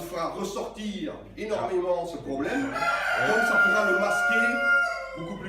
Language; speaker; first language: French; native; French